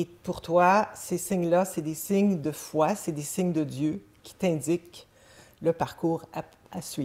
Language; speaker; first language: French; native; French